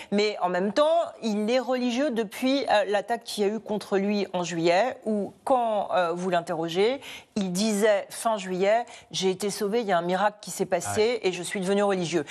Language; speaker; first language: French; native; French